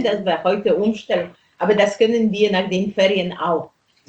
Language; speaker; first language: German; non-native, fluent; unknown